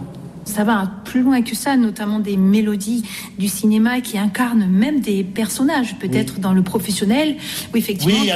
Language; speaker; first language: French; native; French